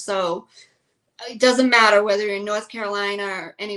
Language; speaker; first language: English; native; English